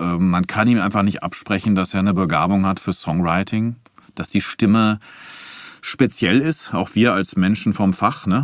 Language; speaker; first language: German; native; German